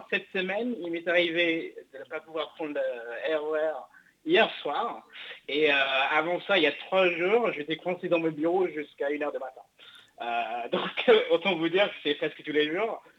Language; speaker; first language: French; non-native, fluent; English